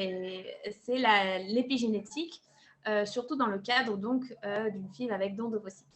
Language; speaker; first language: French; native; French